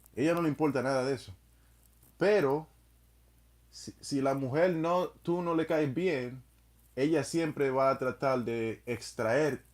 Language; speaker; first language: Spanish; non-native, fluent; English